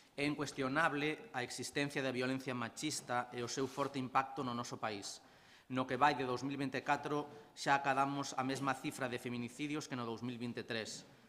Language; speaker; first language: Galician; non-native, local second language; Spanish